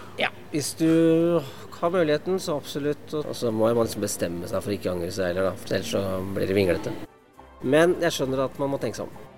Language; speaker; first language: Norwegian; native; Norwegian